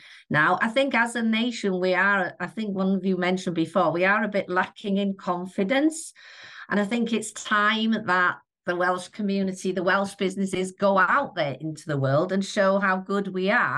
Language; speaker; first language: English; native; English